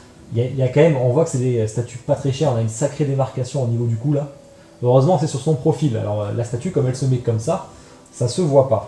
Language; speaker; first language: French; native; French